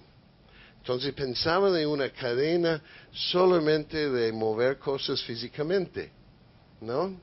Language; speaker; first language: Spanish; non-native, fluent; English